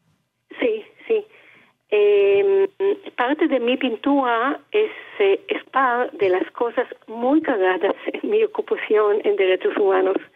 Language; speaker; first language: Spanish; non-native, learner; Hebrew